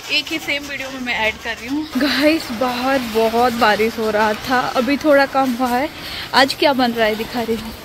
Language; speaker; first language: Hindi; non-native, local second language; Odia